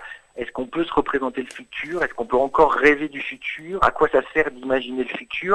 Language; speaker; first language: French; native; French